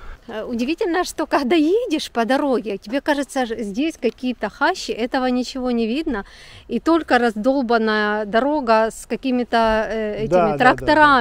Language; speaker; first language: Russian; native; Russian